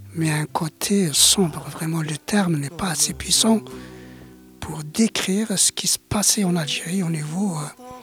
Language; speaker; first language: French; non-native, local second language; Kabyle